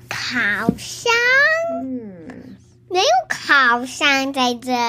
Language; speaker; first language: Chinese; early bilingual, heritage; Chinese